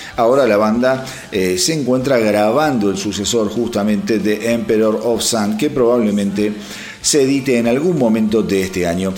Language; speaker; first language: Spanish; native; Spanish